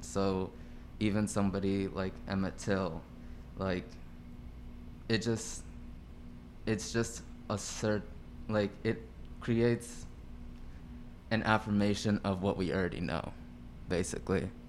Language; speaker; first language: English; native; English